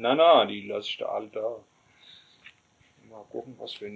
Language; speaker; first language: German; native; German